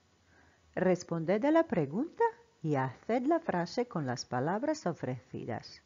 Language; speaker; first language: Spanish; non-native, fluent; Croatian